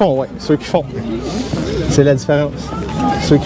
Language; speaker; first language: French; native; French